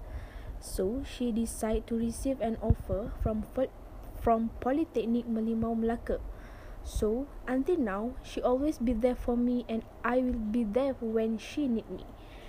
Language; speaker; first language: English; non-native, local second language; Malay